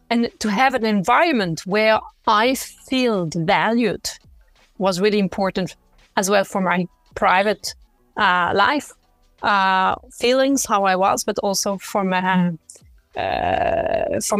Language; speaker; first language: English; non-native, fluent; French